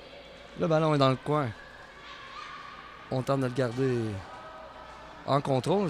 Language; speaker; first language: French; native; French